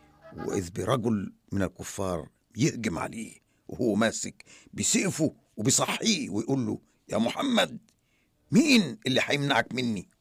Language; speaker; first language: Arabic; native; Arabic